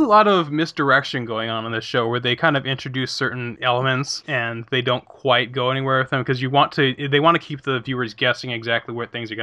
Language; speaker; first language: English; native; English